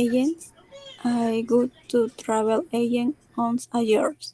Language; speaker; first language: English; non-native, learner; Spanish